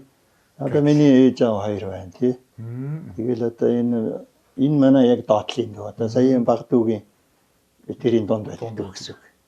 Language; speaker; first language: Mongolian; native; Mongolian